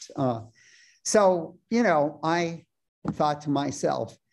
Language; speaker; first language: English; native; English